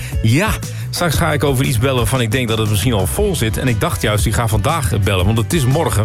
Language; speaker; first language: Dutch; native; Dutch